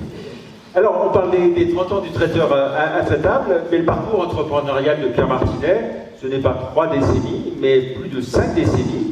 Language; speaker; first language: French; native; French